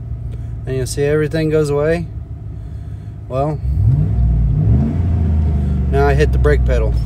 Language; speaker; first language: English; native; English